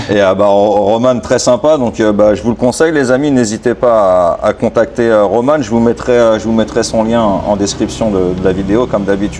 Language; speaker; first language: French; native; French